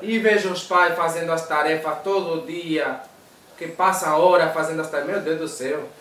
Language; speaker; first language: Portuguese; non-native, fluent; Spanish